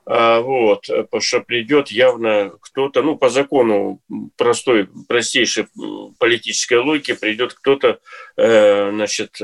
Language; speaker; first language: Russian; native; Russian